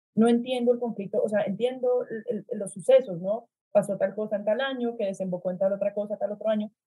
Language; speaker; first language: Spanish; native; Spanish